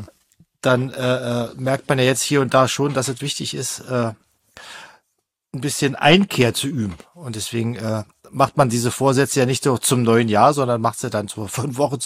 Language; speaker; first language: German; native; German